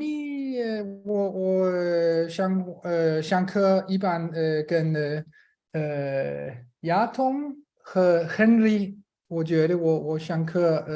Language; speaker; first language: Chinese; non-native, learner; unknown